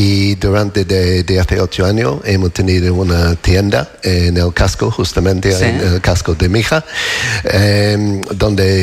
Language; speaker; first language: Spanish; non-native, fluent; English